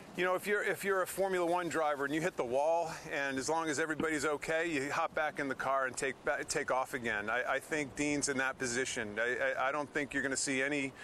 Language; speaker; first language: English; native; English